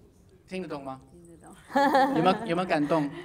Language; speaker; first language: Chinese; non-native, fluent; English